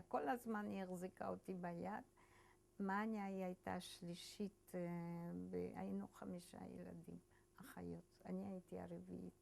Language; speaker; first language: Hebrew; early bilingual, other home language; Polish